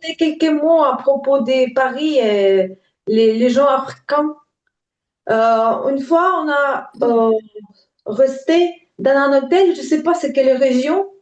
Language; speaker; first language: French; non-native, learner; Ukrainian